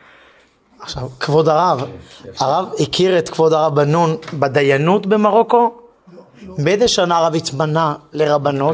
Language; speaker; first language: Hebrew; native; Hebrew